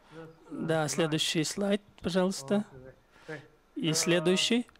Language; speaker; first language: Russian; non-native, fluent; Chinese